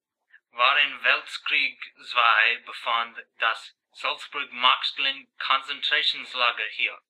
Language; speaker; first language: German; non-native, learner; English